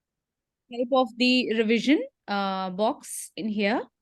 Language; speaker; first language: English; non-native, local second language; Hindi